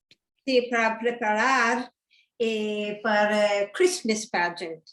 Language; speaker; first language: Spanish; non-native, learner; English